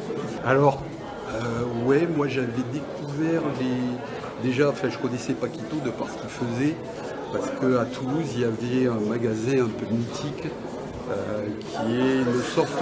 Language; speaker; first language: French; native; French